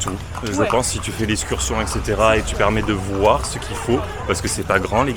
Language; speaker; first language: French; native; French